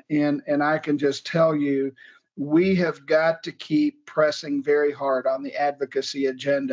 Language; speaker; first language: English; native; English